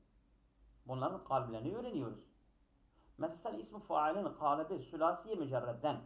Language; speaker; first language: Turkish; native; Turkish